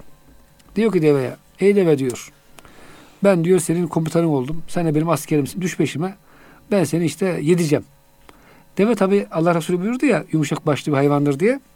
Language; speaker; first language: Turkish; native; Turkish